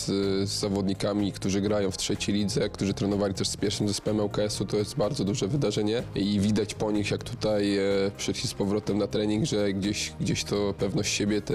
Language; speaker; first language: Polish; native; Polish